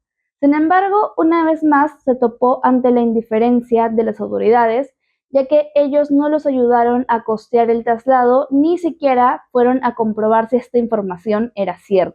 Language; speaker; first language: Spanish; native; Spanish